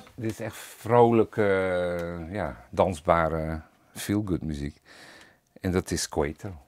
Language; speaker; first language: Dutch; native; Dutch